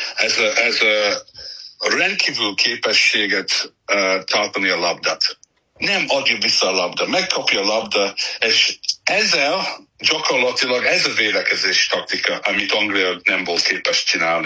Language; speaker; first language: Hungarian; non-native, fluent; English